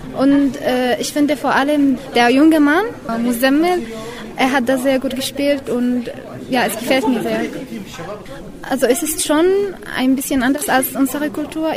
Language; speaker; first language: German; non-native, fluent; Arabic